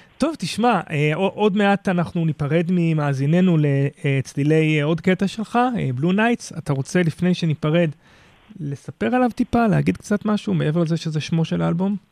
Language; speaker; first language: Hebrew; native; Hebrew